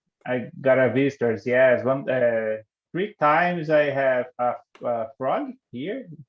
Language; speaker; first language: English; non-native, learner; Portuguese